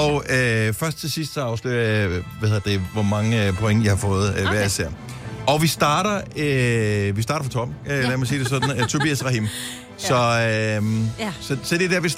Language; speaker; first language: Danish; native; Danish